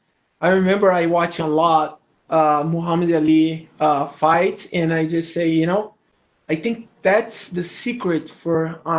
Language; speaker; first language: English; non-native, learner; Portuguese